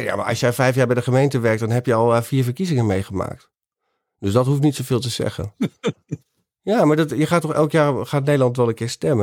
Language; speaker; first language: Dutch; native; Dutch